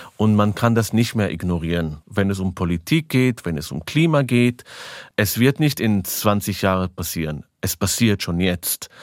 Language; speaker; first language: German; non-native, fluent; Hebrew